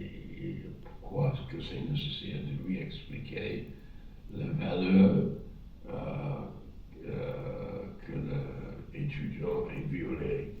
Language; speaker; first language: French; non-native, fluent; English